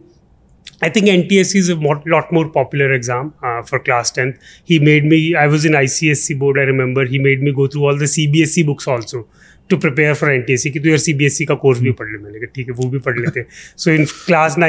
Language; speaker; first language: English; non-native, local second language; Punjabi